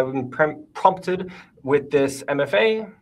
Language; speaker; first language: English; native; English